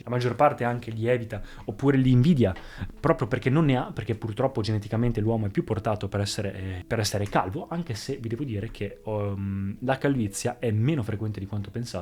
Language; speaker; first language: Italian; native; Italian